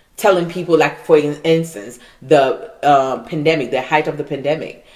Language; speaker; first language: English; non-native, fluent; Haitian Creole